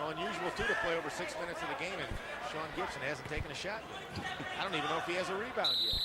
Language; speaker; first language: English; native; English